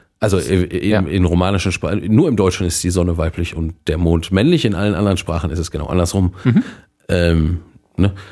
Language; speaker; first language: German; native; German